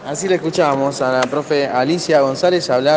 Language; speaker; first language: Spanish; native; Spanish